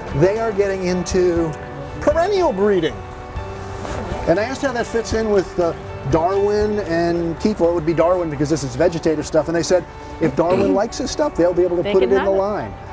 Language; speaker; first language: English; native; English